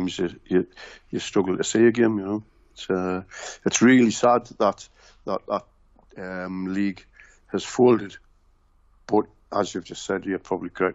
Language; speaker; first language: English; native; English